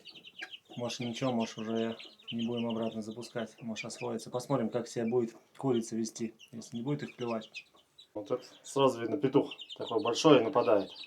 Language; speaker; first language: Russian; native; Russian